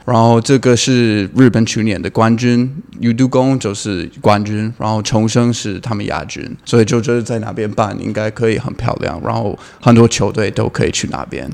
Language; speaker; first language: Chinese; non-native, fluent; English